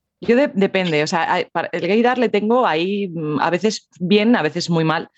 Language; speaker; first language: Spanish; native; Spanish